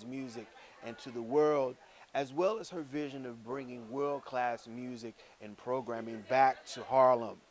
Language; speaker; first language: English; native; English